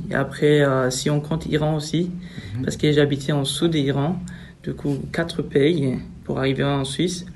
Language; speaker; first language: French; non-native, fluent; Persian